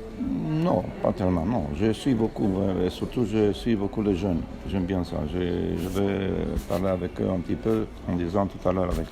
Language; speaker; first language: French; non-native, fluent; Romanian